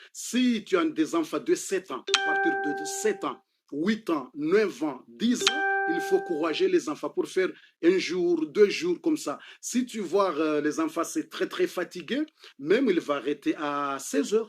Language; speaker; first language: French; non-native, learner; Comorian